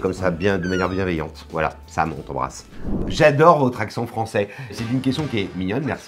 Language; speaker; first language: French; native; French